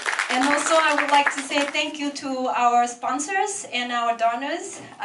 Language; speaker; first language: English; non-native, fluent; Vietnamese